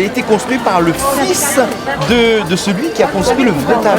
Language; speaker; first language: French; native; French